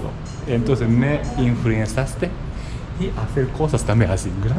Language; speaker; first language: Spanish; non-native, learner; Japanese